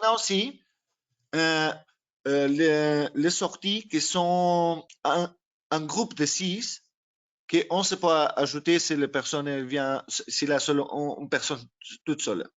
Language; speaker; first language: French; non-native, learner; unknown